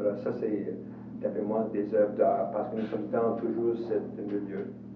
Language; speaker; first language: French; non-native, fluent; English